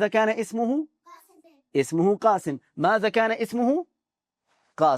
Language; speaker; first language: Arabic; non-native, fluent; Urdu